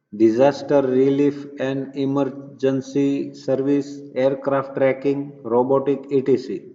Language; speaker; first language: English; non-native, local second language; Gujarati